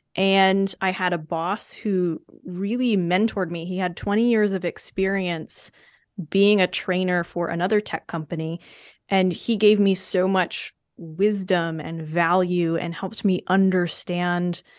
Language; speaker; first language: English; native; English